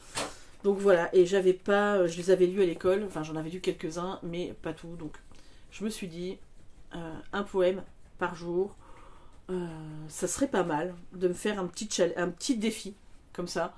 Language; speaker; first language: French; native; French